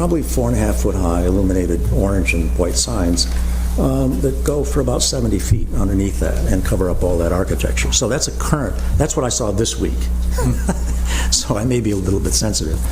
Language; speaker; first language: English; native; English